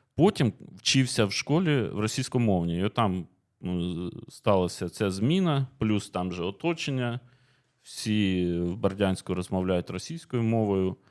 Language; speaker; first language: Ukrainian; native; Ukrainian